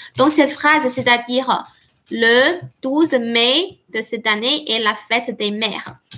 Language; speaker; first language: French; non-native, fluent; Chinese